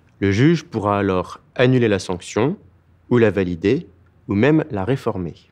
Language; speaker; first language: French; native; French